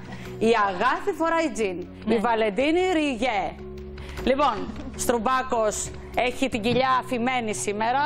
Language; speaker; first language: Greek; native; Greek